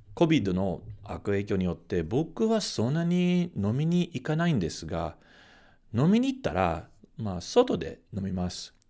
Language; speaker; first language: Japanese; non-native, fluent; English